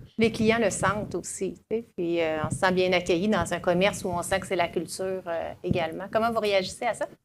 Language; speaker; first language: French; native; French